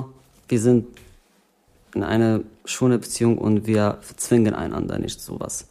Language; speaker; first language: German; non-native, learner; Arabic